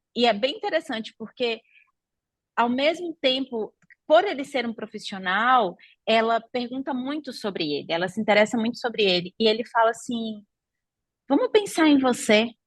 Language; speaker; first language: Portuguese; native; Portuguese